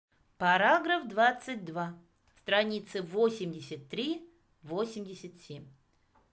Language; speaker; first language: Russian; native; Russian